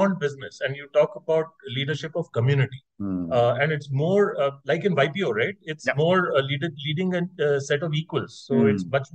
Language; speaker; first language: English; non-native, local second language; Hindi